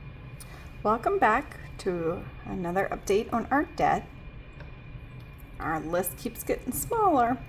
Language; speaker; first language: English; native; English